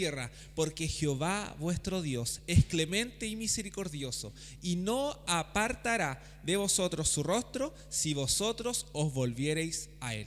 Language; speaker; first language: Spanish; native; Spanish